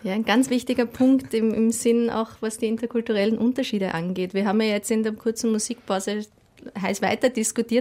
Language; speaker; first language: German; native; German